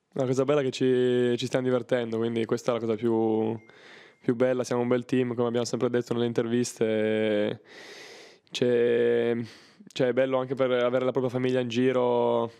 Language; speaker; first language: Italian; native; Italian